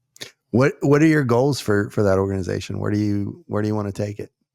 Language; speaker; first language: English; native; English